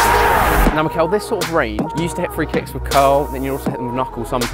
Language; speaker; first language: English; native; English